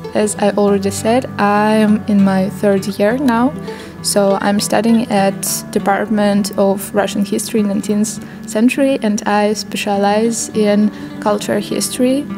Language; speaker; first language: English; non-native, fluent; Russian